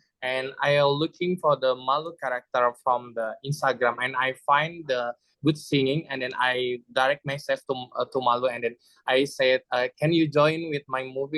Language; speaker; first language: English; non-native, learner; Indonesian